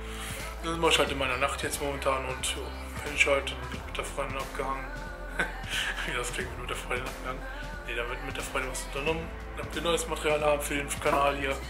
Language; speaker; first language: German; native; German